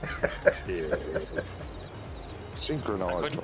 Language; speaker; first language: English; native; English